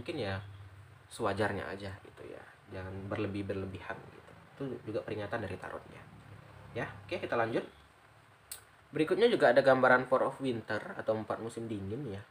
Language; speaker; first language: Indonesian; native; Indonesian